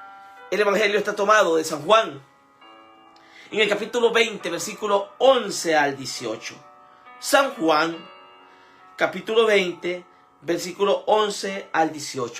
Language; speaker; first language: Spanish; native; Spanish